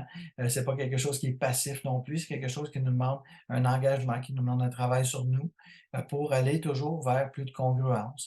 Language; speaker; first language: French; native; French